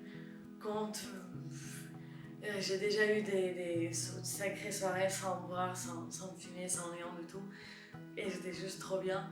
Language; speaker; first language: French; non-native, fluent; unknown